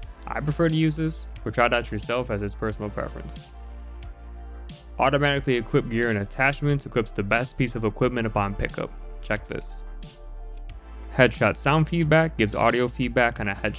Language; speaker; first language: English; native; English